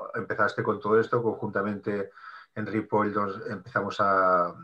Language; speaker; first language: Spanish; non-native, local second language; Catalan